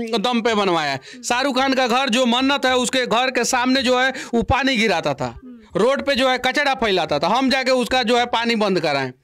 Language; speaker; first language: Hindi; native; Hindi